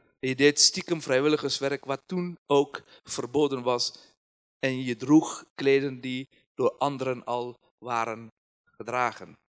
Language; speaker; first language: Dutch; non-native, fluent; Persian